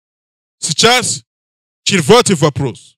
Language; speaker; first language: Russian; non-native, learner; English